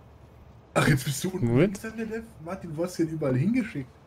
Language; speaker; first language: German; native; German